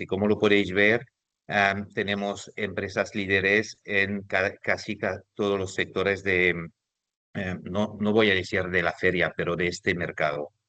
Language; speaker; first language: Spanish; non-native, fluent; French